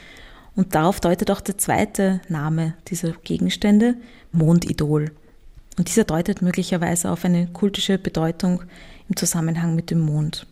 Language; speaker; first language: German; native; German